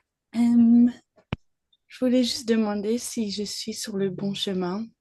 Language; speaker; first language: French; early bilingual, other home language; English